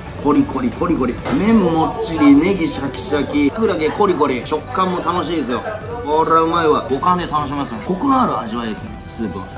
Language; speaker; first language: Japanese; native; Japanese